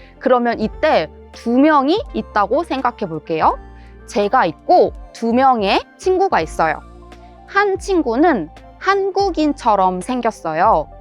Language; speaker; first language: Korean; native; Korean